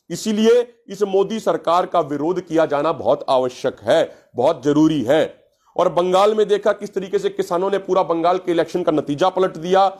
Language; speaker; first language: Hindi; native; Hindi